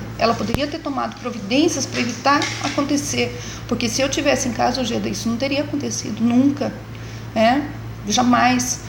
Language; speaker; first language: Portuguese; native; Portuguese